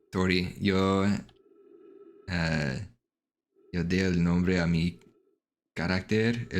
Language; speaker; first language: Spanish; non-native, learner; English